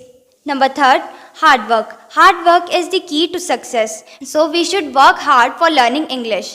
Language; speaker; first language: English; non-native, fluent; Hindi